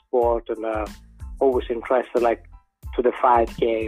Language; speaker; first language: English; non-native, fluent; Italian